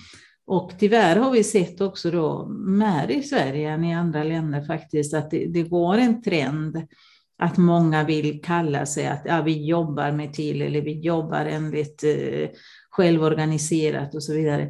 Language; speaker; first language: Swedish; non-native, fluent; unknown